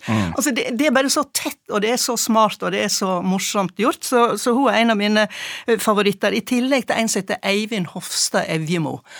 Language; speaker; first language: Norwegian; native; Norwegian